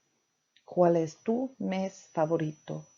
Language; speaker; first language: Spanish; non-native, fluent; English